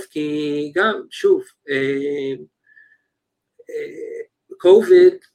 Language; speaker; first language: Hebrew; non-native, fluent; English